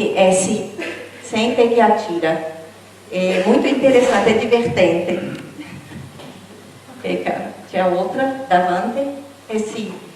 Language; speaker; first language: Italian; non-native, fluent; Portuguese